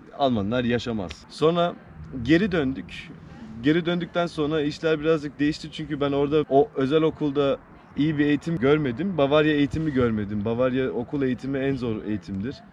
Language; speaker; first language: Turkish; early bilingual, heritage; Turkish